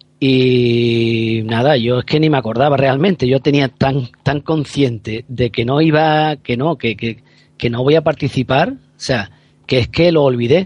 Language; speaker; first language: Spanish; native; Spanish